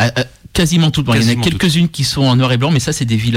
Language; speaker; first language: French; native; French